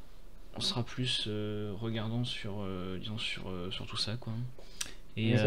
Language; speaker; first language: French; native; French